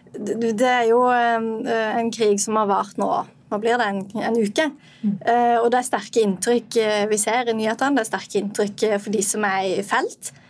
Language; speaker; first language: Norwegian; native; Norwegian